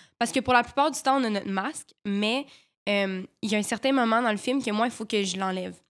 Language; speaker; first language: French; native; French